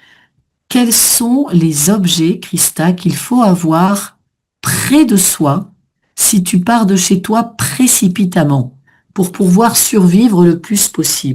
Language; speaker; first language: French; native; French